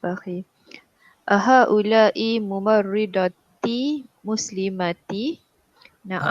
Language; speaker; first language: Arabic; non-native, learner; Malay